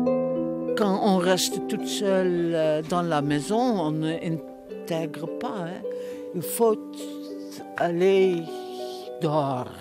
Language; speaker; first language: French; non-native, learner; Dutch